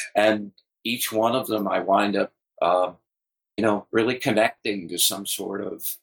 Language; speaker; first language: English; native; English